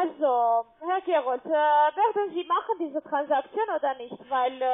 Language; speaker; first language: German; non-native, learner; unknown